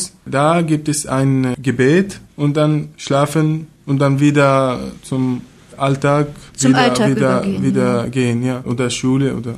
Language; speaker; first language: German; non-native, learner; Arabic